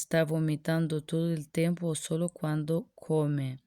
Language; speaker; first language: Spanish; non-native, learner; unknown